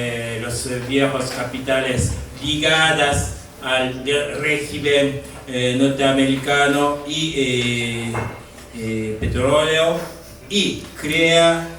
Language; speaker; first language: Spanish; non-native, fluent; Japanese